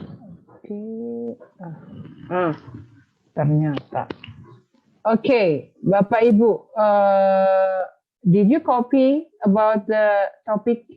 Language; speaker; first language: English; non-native, fluent; Indonesian